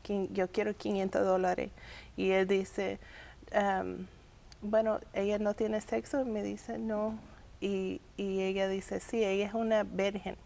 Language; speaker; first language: Spanish; early bilingual, heritage; English